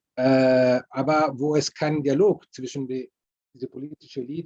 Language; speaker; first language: German; non-native, fluent; Spanish